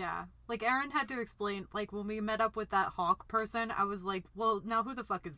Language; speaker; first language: English; native; English